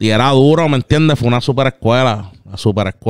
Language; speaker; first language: Spanish; native; Spanish